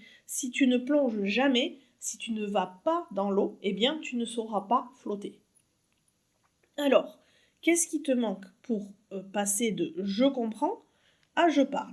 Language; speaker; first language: French; native; French